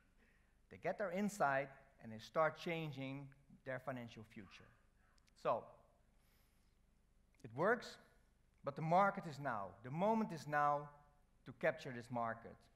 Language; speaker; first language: English; non-native, fluent; Dutch